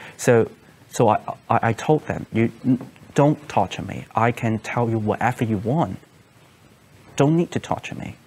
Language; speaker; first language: English; non-native, local second language; Cantonese